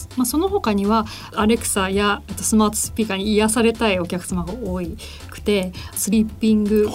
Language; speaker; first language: Japanese; native; Japanese